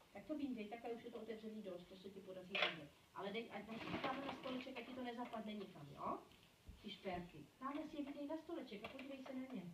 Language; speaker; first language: Czech; native; Czech